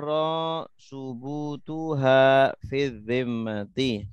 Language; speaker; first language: Arabic; non-native, fluent; Indonesian